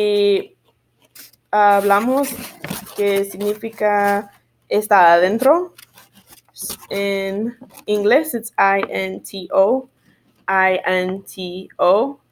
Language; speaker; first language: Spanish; non-native, learner; English